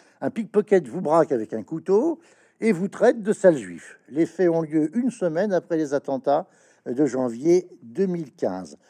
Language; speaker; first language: French; native; French